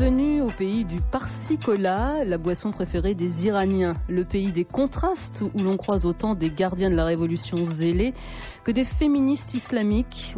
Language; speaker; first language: French; native; French